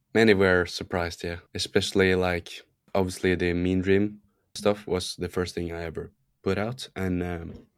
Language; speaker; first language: English; non-native, fluent; Norwegian